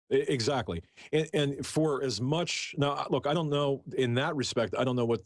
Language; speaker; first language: English; native; English